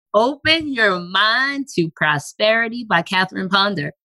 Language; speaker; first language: English; native; English